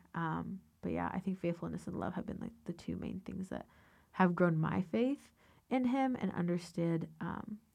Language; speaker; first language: English; native; English